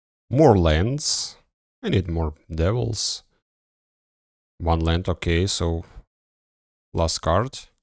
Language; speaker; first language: English; non-native, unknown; Ukrainian